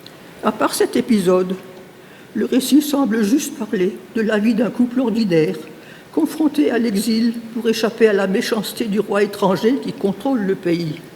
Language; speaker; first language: French; native; French